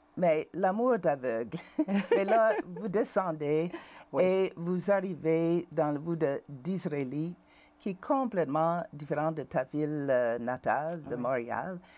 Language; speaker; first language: French; native; French